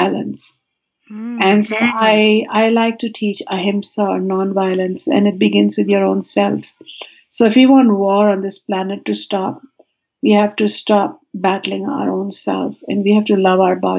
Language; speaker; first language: English; non-native, local second language; Hindi